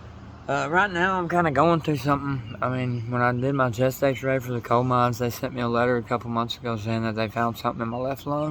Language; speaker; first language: English; native; English